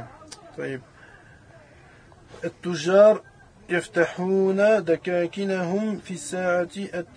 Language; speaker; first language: Arabic; non-native, learner; French